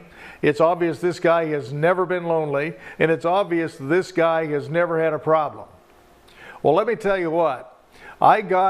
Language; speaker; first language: English; native; English